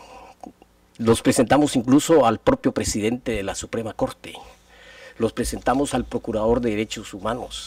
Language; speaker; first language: Spanish; native; Spanish